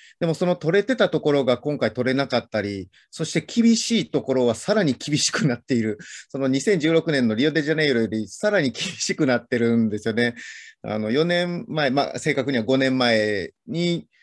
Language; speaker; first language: Japanese; native; Japanese